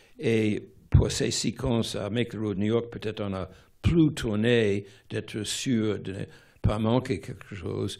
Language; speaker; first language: French; non-native, fluent; English